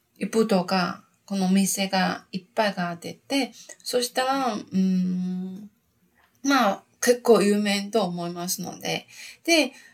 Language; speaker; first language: Japanese; non-native, learner; Chinese